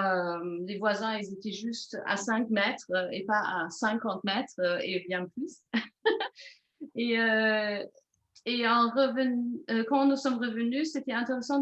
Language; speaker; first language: French; non-native, fluent; German